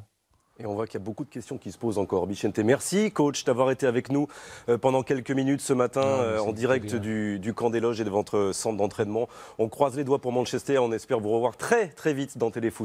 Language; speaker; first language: French; native; French